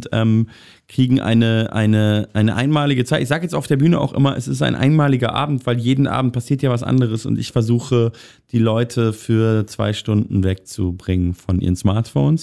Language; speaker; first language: German; native; German